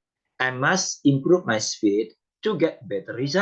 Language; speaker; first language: English; non-native, fluent; Indonesian